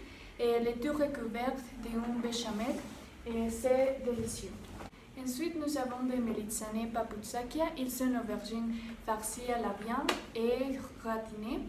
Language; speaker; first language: French; non-native, learner; Spanish